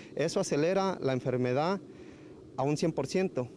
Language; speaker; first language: Spanish; native; Spanish